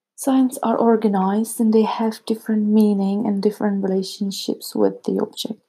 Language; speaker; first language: English; non-native, fluent; Czech